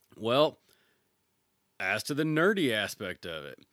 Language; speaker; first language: English; native; English